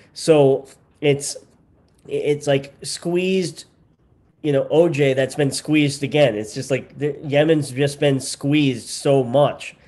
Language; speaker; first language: English; native; English